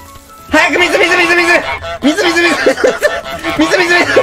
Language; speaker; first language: Japanese; native; Japanese